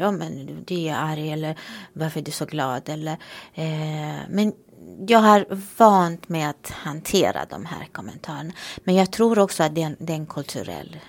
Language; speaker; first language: Swedish; non-native, fluent; Romanian